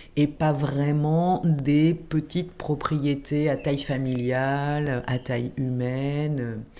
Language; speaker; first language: French; native; French